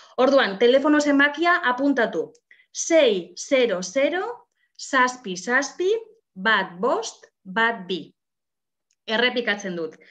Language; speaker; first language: Basque; non-native, local second language; Spanish